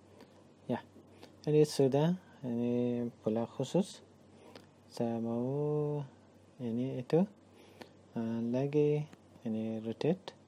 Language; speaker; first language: Indonesian; non-native, learner; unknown